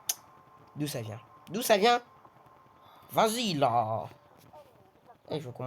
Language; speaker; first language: French; native; French